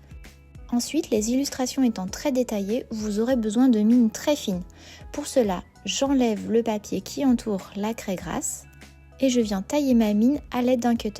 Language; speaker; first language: French; native; French